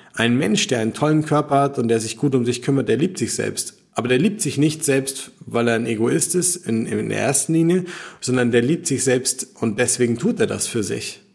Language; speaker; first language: German; native; German